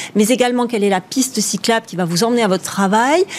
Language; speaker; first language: French; native; French